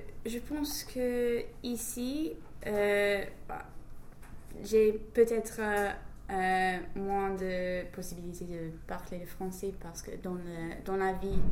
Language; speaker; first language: French; non-native, fluent; English